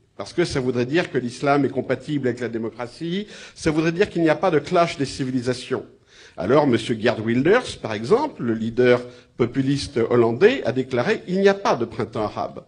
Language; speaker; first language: French; native; French